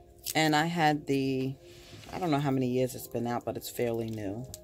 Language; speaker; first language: English; native; English